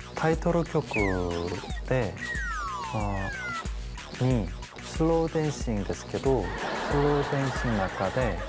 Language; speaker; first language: Japanese; non-native, learner; Korean